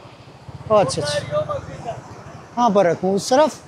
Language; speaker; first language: Hindi; non-native, learner; Bangla